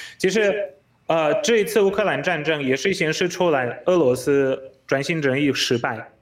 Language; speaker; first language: Chinese; non-native, fluent; Polish